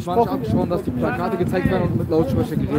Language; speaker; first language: German; native; German